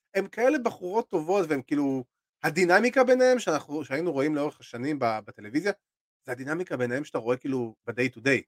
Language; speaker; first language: Hebrew; native; Hebrew